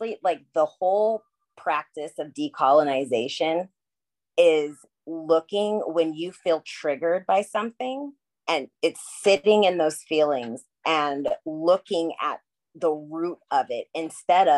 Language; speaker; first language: English; native; English